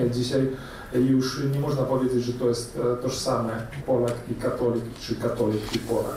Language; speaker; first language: Polish; early bilingual, heritage; Polish